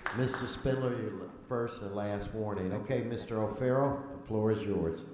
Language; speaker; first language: English; early bilingual, other home language; Spanish